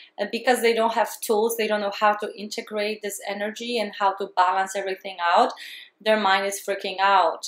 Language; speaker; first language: English; non-native, fluent; Polish